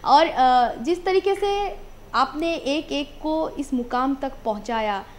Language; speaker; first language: Hindi; non-native, local second language; Assamese